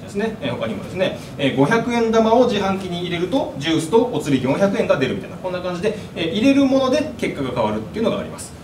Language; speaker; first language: Japanese; native; Japanese